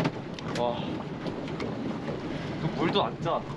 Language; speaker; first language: Korean; early bilingual, heritage; Korean